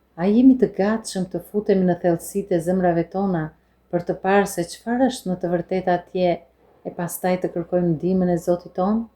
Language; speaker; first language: Albanian; non-native, fluent; English